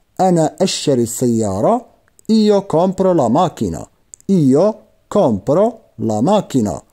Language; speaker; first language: Italian; non-native, fluent; Arabic